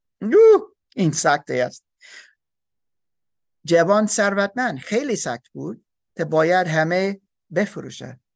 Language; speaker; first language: Persian; non-native, learner; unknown